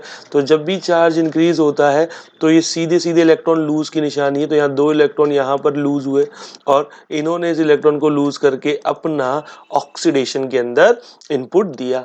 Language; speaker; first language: Hindi; native; Hindi